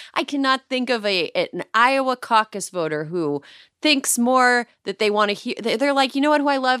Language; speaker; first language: English; native; English